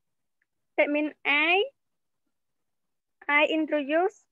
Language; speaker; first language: English; non-native, learner; Khmer